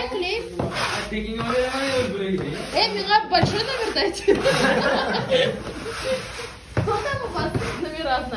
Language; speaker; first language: Russian; native; Russian